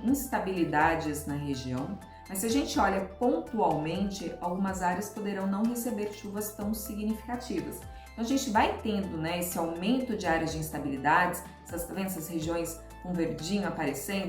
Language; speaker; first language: Portuguese; native; Portuguese